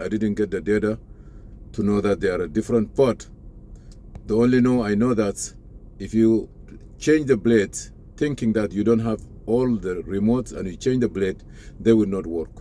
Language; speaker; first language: English; non-native, fluent; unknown